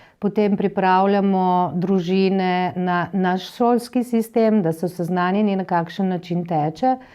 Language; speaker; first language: Slovenian; native; Slovenian